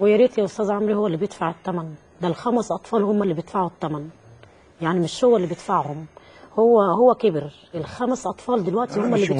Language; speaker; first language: Arabic; native; Arabic